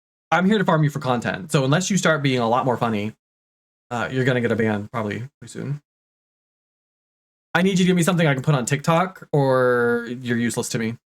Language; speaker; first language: English; native; English